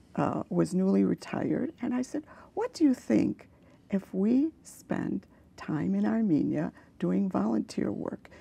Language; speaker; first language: English; early bilingual, other home language; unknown